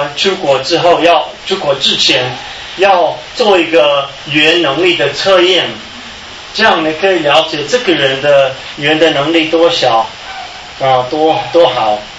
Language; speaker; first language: Chinese; non-native, fluent; English